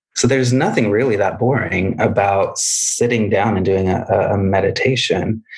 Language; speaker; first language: English; native; English